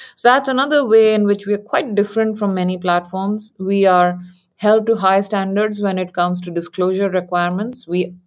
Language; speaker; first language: English; non-native, local second language; Hindi